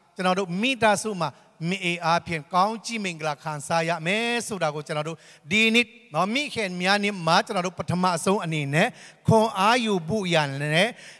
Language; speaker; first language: Burmese; non-native, local second language; Tedim Chin